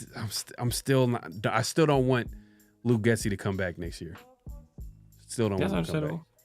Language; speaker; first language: English; native; English